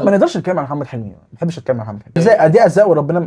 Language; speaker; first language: Arabic; native; Arabic